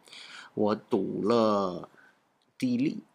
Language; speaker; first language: Chinese; non-native, learner; English